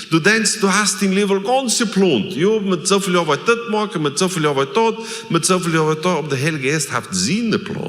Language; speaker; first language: German; non-native, learner; Plautdietsch